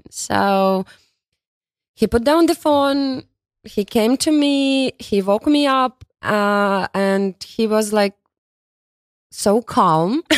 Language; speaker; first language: English; non-native, fluent; Ukrainian